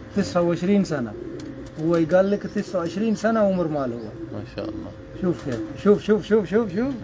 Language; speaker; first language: Arabic; non-native, fluent; Urdu